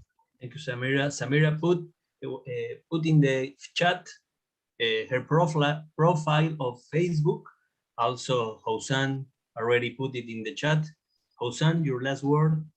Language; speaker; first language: English; non-native, fluent; Spanish